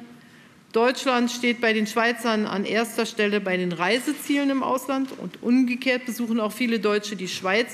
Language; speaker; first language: German; native; German